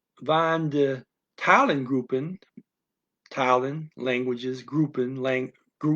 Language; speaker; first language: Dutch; non-native, learner; English